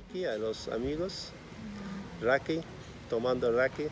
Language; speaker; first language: Spanish; non-native, fluent; Turkish